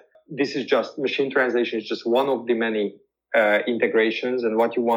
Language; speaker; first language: English; non-native, fluent; Hungarian